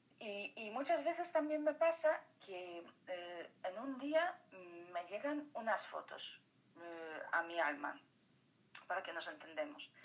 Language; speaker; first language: Spanish; non-native, fluent; Polish